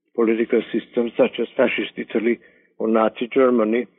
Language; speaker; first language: English; non-native, fluent; Hungarian